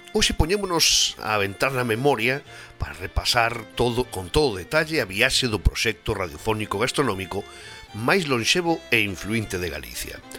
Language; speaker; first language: Galician; native; Galician